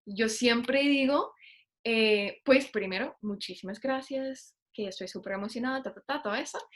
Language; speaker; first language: Spanish; non-native, fluent; English